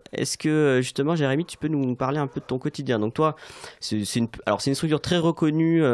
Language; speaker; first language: French; native; French